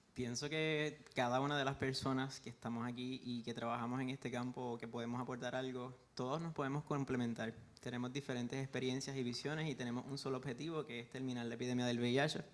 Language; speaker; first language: Spanish; native; Spanish